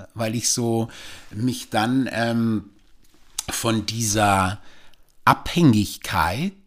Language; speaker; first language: German; native; German